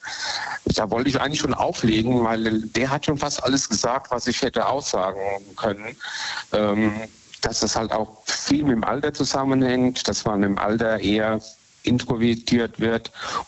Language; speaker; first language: German; native; German